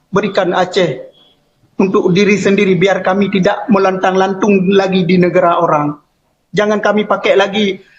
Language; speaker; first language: Indonesian; non-native, local second language; Achinese